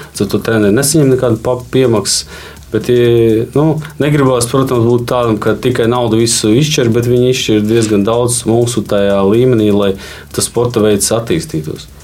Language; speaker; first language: Latvian; non-native, local second language; Russian